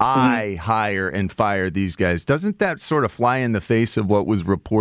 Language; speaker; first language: English; native; English